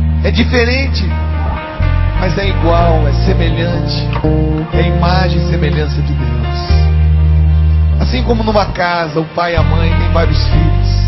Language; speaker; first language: Portuguese; native; Portuguese